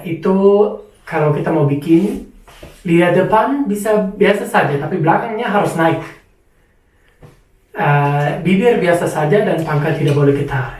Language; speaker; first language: Indonesian; non-native, fluent; German